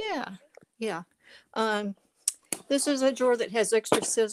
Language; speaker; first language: English; native; English